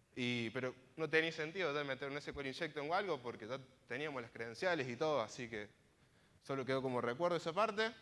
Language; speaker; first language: Spanish; native; Spanish